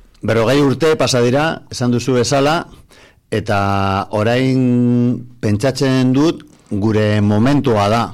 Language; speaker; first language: Basque; non-native, local second language; Spanish